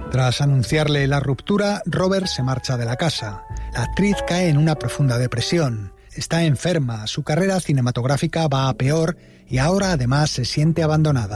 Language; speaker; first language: Spanish; native; Spanish